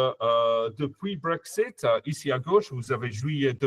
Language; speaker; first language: French; non-native, fluent; English